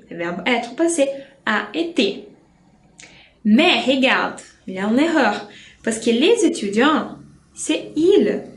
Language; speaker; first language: French; non-native, fluent; Portuguese